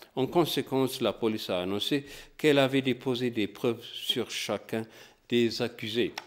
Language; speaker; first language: French; non-native, fluent; Amharic